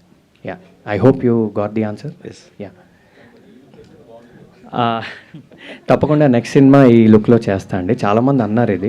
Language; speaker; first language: Telugu; native; Telugu